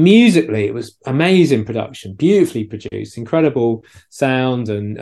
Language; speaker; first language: English; native; English